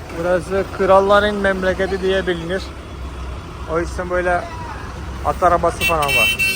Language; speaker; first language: Turkish; non-native, fluent; Malayalam